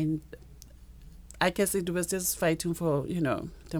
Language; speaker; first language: English; non-native, local second language; Northern Sotho